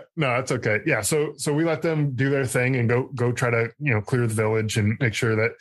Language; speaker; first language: English; native; English